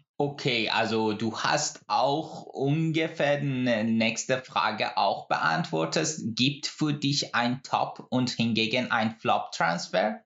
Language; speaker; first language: German; non-native, fluent; Persian